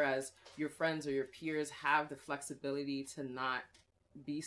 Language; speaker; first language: English; native; English